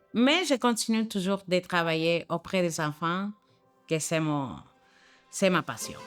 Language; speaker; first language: French; non-native, fluent; Spanish